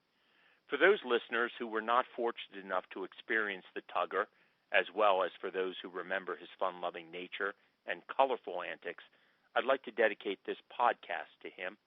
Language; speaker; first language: English; native; English